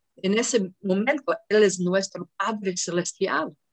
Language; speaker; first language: Spanish; non-native, fluent; English